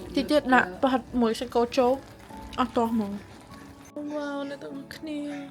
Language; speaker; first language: Khmer; early bilingual, heritage; Khmer